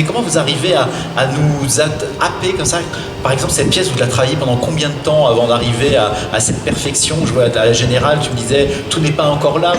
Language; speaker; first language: French; native; French